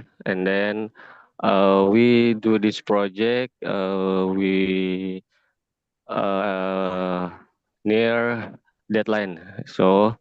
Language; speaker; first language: English; non-native, learner; Indonesian